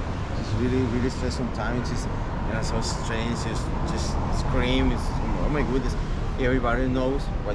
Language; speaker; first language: English; non-native, learner; Spanish